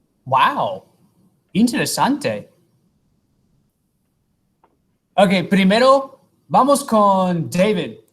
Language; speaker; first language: Spanish; non-native, fluent; English